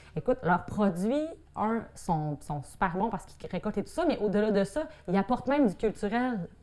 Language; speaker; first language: French; native; French